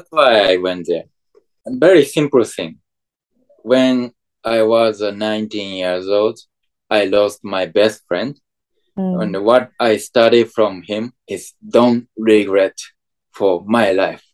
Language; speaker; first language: English; non-native, fluent; Japanese